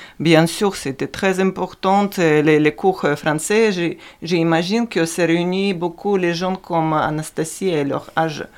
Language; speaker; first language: French; non-native, fluent; Ukrainian